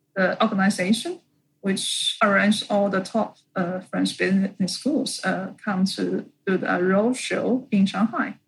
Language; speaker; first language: English; non-native, fluent; Chinese